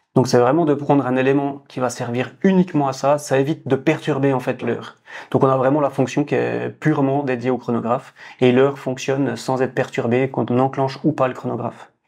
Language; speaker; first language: French; native; French